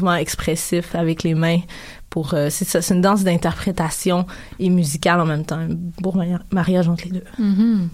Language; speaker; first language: French; early bilingual, other home language; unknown